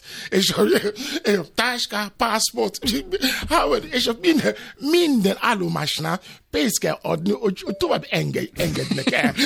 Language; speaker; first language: Hungarian; non-native, fluent; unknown